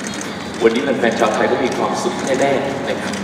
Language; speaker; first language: Thai; native; Thai